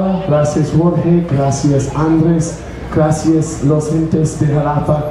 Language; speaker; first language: Spanish; non-native, learner; English